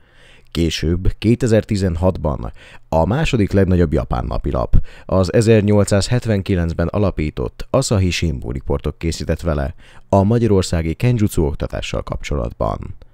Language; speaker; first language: Hungarian; native; Hungarian